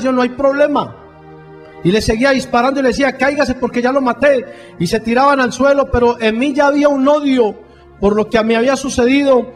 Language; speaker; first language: Spanish; native; Spanish